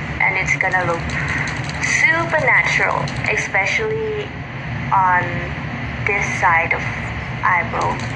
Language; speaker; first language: English; non-native, learner; Thai